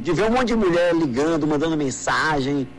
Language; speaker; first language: Portuguese; native; Portuguese